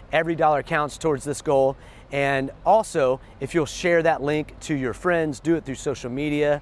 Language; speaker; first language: English; native; English